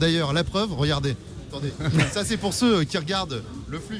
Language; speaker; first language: French; native; French